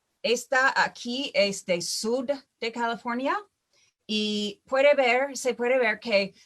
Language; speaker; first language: Spanish; non-native, fluent; English